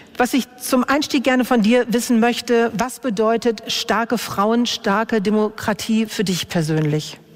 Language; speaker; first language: German; native; German